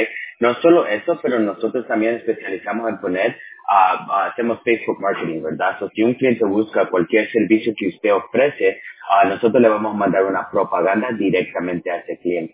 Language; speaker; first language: Spanish; early bilingual, other home language; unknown